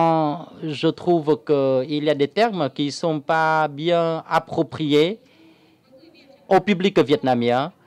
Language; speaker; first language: French; non-native, fluent; Vietnamese